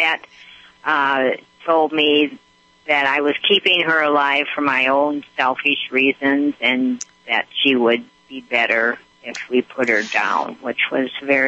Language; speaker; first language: English; non-native, fluent; Romanian